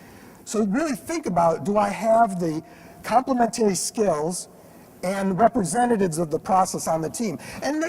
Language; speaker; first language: English; native; English